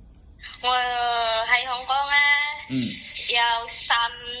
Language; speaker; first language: Cantonese; non-native, learner; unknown